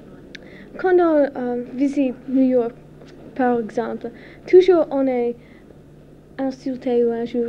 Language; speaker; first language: French; non-native, learner; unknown